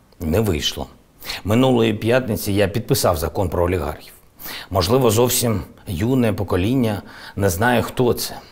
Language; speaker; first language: Ukrainian; non-native, local second language; Russian